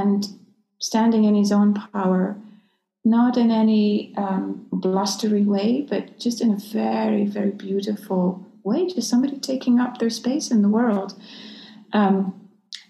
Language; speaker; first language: English; native; English